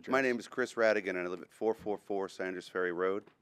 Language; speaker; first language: English; native; English